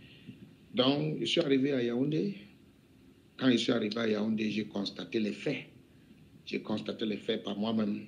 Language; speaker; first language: French; non-native, local second language; English